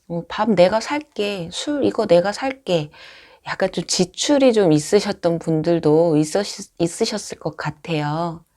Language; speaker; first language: Korean; native; Korean